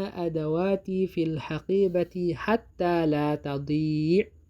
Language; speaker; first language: Arabic; non-native, fluent; Indonesian